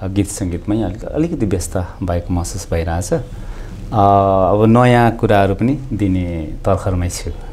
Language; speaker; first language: Nepali; non-native, local second language; Limbu